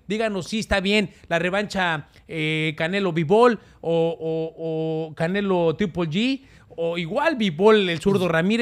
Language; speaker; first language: Spanish; native; Spanish